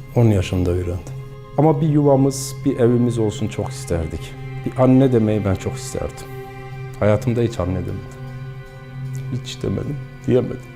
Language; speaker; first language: Turkish; native; Turkish